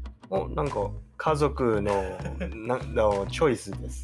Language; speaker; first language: Japanese; non-native, learner; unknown